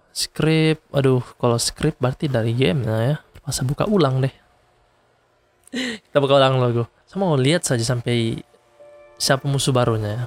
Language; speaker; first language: Indonesian; native; Indonesian